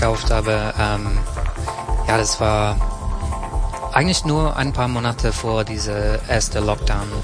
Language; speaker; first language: German; non-native, fluent; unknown